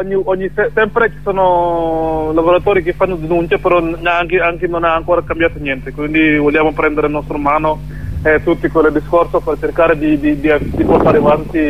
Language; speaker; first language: Italian; non-native, learner; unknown